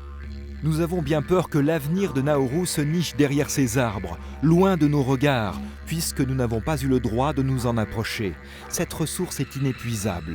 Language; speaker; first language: French; native; French